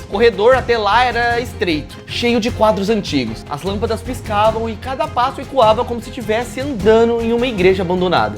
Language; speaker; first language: Portuguese; native; Portuguese